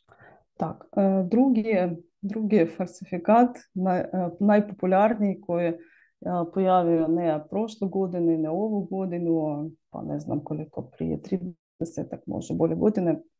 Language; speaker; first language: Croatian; non-native, learner; Ukrainian